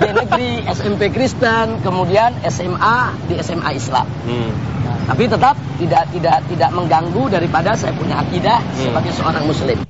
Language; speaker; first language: Indonesian; native; Indonesian